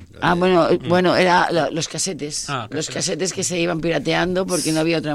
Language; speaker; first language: Spanish; native; Spanish